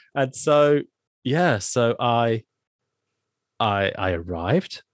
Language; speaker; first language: English; native; English